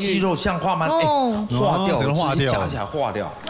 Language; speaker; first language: Chinese; native; Chinese